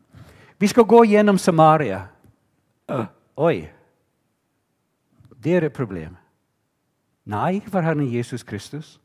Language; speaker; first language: Swedish; non-native, fluent; English